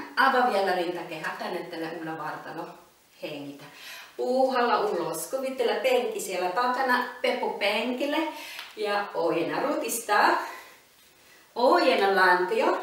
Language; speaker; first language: Finnish; non-native, learner; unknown